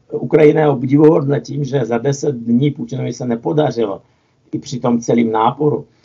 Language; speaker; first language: Czech; non-native, fluent; Russian